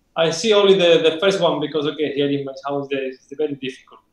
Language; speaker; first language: English; non-native, learner; Spanish